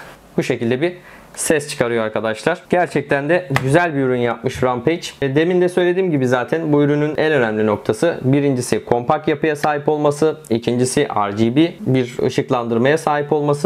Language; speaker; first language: Turkish; native; Turkish